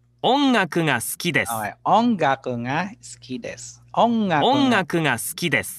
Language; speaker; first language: Japanese; non-native, learner; Filipino